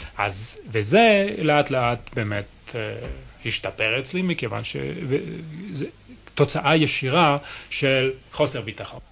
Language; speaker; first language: Hebrew; non-native, fluent; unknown